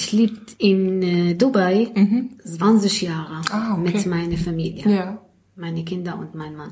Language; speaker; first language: German; non-native, learner; Arabic